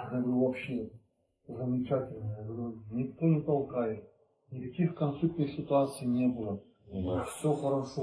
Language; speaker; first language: Russian; native; Russian